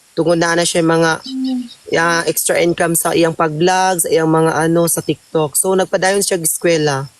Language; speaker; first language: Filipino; non-native, local second language; Cebuano